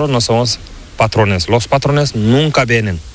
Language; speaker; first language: Spanish; non-native, learner; Fula